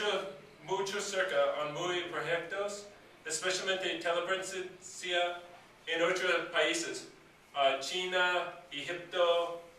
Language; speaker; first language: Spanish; non-native, learner; English